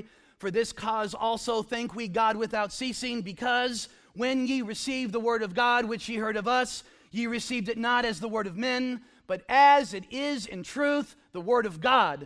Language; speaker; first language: English; native; English